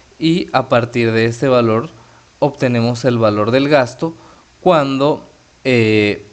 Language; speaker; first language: Spanish; native; Spanish